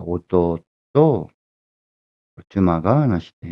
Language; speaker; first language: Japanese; non-native, fluent; Korean